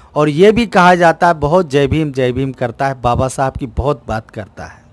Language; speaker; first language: Hindi; native; Hindi